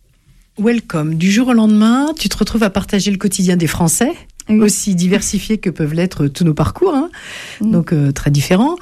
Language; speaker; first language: French; native; French